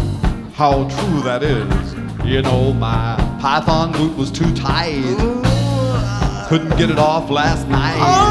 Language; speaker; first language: English; native; English